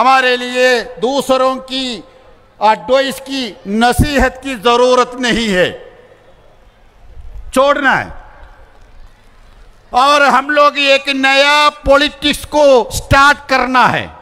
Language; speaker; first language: Hindi; non-native, local second language; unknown